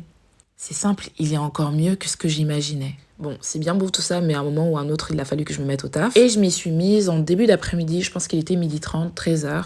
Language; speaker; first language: French; native; French